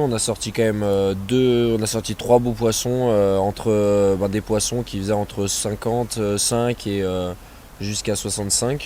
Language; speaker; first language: French; native; French